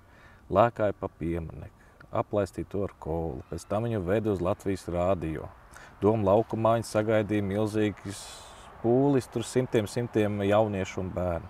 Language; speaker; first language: Latvian; native; Latvian